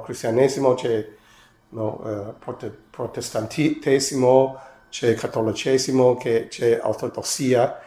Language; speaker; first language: Italian; non-native, fluent; Cantonese